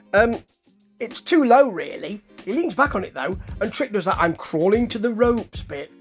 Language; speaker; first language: English; native; English